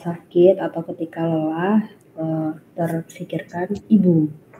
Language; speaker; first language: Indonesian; native; Indonesian